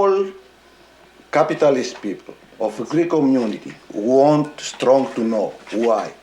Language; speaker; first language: English; non-native, learner; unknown